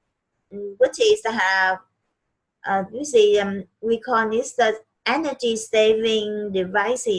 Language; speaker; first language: English; non-native, learner; Vietnamese